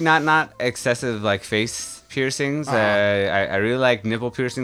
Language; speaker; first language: English; non-native, fluent; Persian